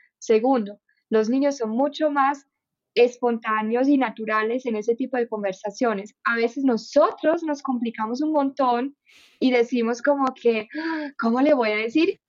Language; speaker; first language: Spanish; non-native, fluent; German